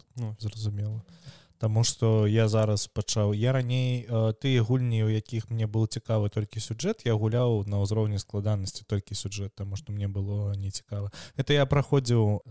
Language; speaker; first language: Belarusian; non-native, local second language; Russian